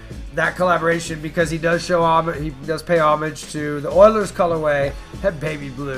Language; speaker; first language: English; native; English